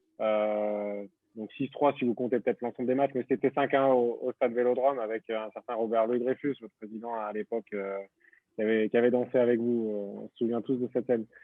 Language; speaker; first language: French; native; French